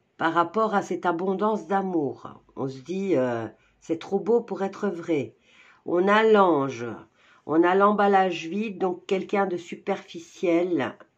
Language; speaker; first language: French; native; French